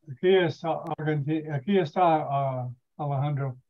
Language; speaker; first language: Spanish; non-native, learner; English